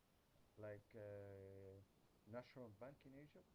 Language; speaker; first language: English; non-native, learner; Arabic